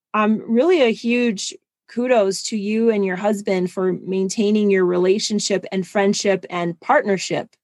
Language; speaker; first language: English; non-native, fluent; German